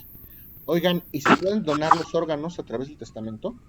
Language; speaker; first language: Spanish; native; Spanish